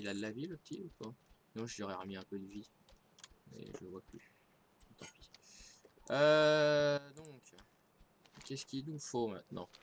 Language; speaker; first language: French; native; French